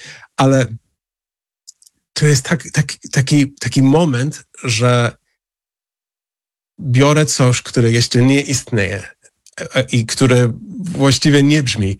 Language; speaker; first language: Polish; non-native, fluent; English